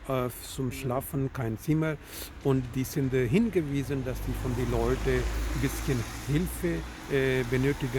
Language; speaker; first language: German; non-native, learner; Urdu